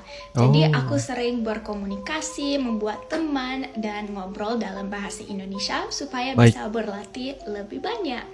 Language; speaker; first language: Indonesian; non-native, fluent; English